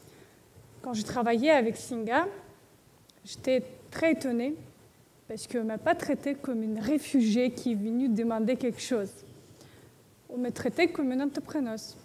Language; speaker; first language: French; non-native, learner; Russian